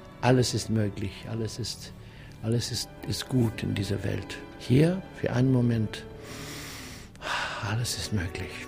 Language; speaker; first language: German; non-native, learner; English